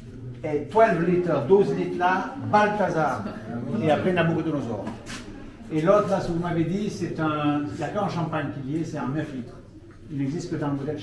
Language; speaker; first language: French; native; French